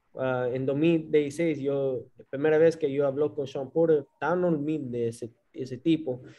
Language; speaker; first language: Spanish; early bilingual, heritage; Spanish